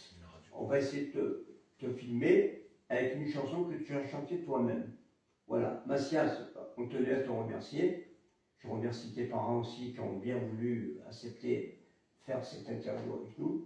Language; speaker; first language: French; native; French